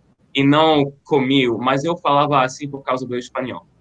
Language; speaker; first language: Portuguese; non-native, fluent; French